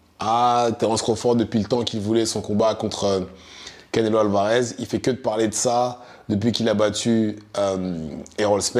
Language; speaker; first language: French; native; French